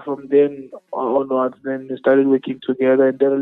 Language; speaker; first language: English; non-native, local second language; Northern Sotho